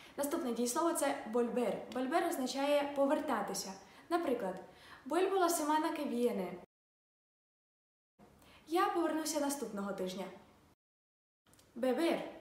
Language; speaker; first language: Ukrainian; native; Ukrainian